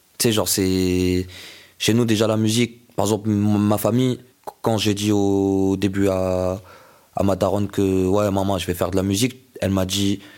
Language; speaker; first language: French; non-native, local second language; Arabic